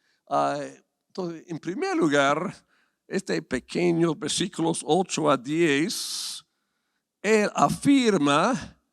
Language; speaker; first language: Spanish; non-native, fluent; English